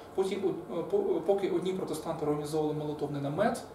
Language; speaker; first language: Ukrainian; native; Ukrainian